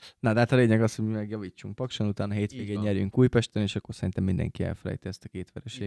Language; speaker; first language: Hungarian; native; Hungarian